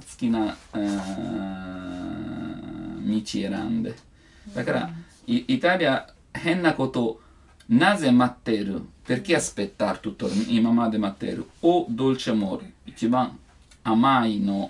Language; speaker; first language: Japanese; non-native, learner; Italian